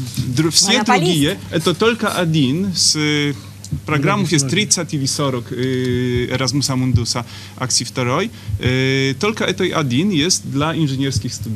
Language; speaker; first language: Russian; non-native, fluent; Polish